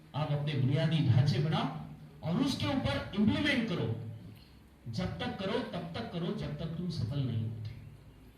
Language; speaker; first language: Hindi; non-native, local second language; Marathi